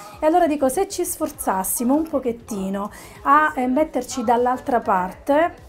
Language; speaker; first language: Italian; native; Italian